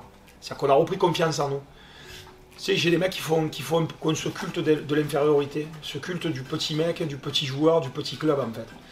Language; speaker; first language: French; native; French